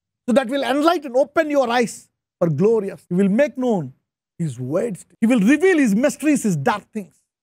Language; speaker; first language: English; non-native, local second language; Telugu